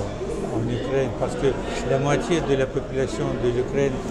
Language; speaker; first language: French; non-native, fluent; Russian